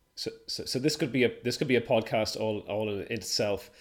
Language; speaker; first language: English; native; English